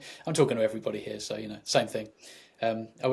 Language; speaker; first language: English; native; English